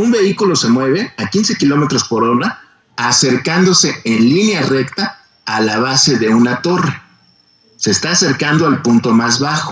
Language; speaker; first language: Spanish; native; Spanish